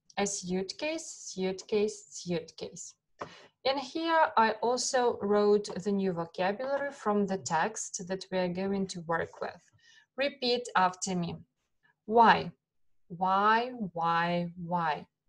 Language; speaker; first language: English; non-native, fluent; Ukrainian